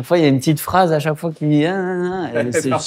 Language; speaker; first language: French; native; French